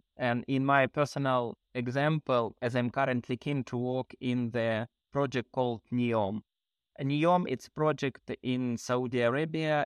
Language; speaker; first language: English; non-native, fluent; Ukrainian